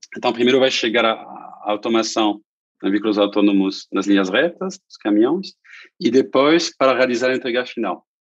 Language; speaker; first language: Portuguese; non-native, fluent; French